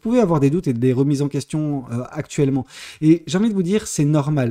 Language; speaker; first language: French; native; French